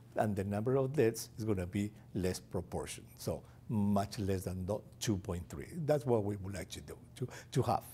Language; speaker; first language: English; non-native, fluent; Spanish